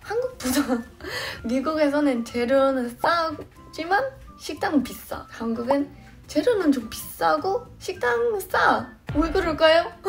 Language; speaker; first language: Korean; non-native, fluent; English